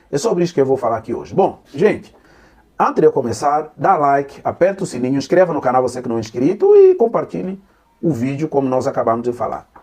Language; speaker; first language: Portuguese; non-native, local second language; Upper Guinea Crioulo